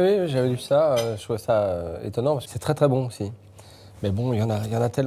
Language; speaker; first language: French; native; French